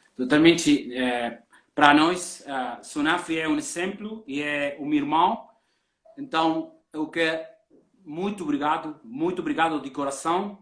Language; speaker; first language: Portuguese; non-native, learner; Spanish